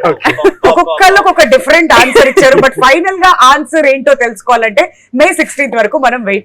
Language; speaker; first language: Telugu; native; Telugu